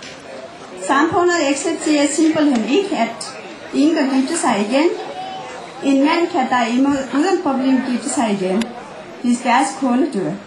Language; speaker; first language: Danish; non-native, fluent; Nepali